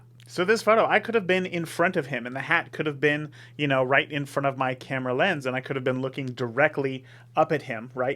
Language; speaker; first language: English; native; English